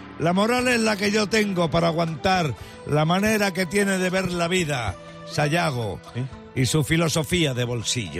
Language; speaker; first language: Spanish; native; Spanish